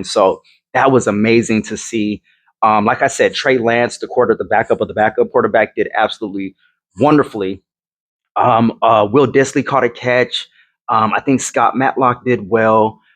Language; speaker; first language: English; native; English